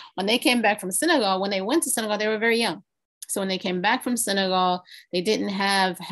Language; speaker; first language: English; native; English